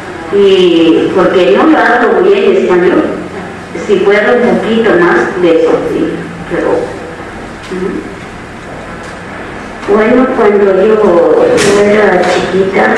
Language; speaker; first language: Spanish; non-native, local second language; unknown